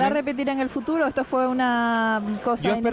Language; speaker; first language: Spanish; native; Spanish